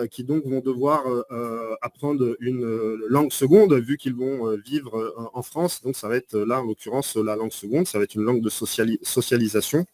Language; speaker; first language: French; native; French